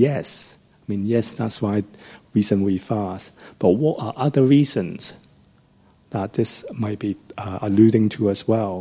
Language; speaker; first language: English; non-native, local second language; Cantonese